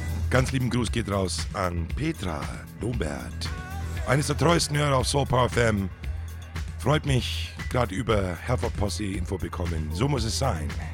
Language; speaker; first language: German; native; German